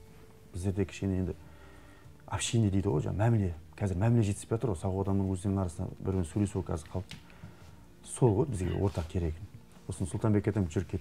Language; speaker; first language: Kazakh; native; Kazakh